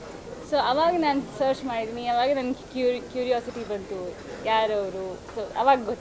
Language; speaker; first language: Kannada; non-native, learner; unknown